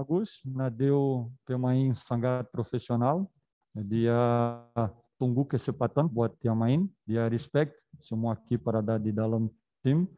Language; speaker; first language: Indonesian; non-native, fluent; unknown